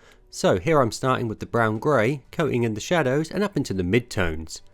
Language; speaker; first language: English; native; English